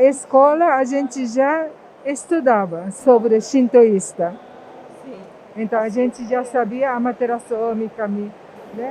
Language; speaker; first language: Portuguese; non-native, fluent; Japanese